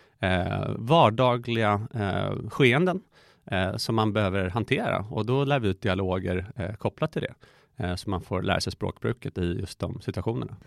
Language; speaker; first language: Swedish; early bilingual, other home language; Persian